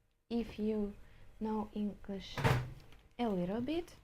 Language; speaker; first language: English; non-native, learner; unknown